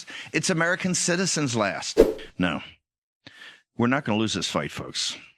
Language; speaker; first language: English; native; English